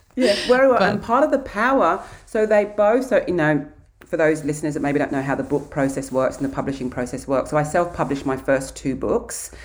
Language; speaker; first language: English; native; English